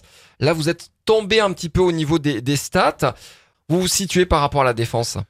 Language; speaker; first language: French; native; French